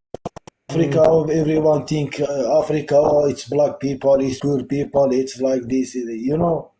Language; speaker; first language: English; non-native, local second language; Arabic